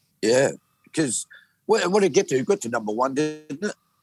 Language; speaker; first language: English; native; English